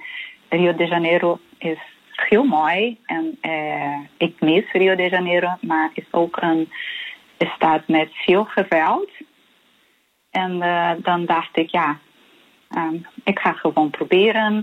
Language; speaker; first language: Dutch; non-native, fluent; Portuguese